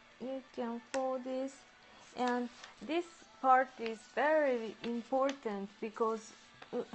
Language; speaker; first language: English; non-native, learner; Japanese